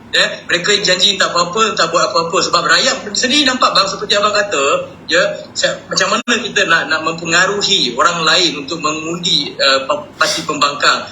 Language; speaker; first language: Malay; non-native, local second language; Tamil